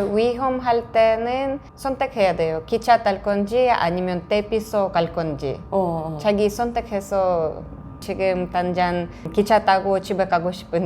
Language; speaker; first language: Korean; non-native, fluent; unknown